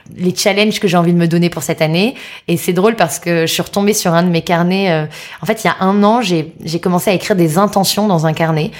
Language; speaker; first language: French; native; French